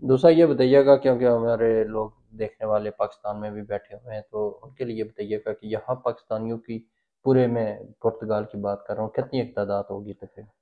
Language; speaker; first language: Urdu; native; Urdu